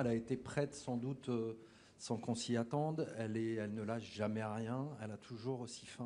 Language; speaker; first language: French; native; French